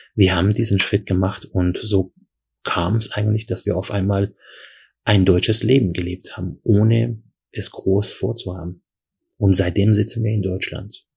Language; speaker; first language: German; non-native, fluent; Persian